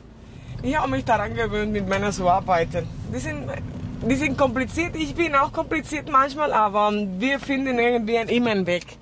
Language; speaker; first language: German; non-native, fluent; Spanish